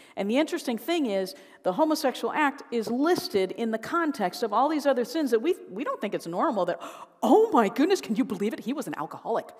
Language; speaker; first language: English; native; English